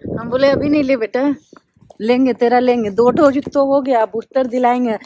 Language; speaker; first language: Hindi; native; Hindi